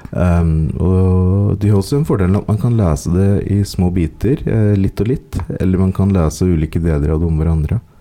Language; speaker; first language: Norwegian; native; Norwegian